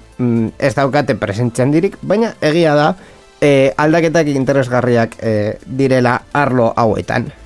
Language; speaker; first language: Basque; non-native, local second language; Spanish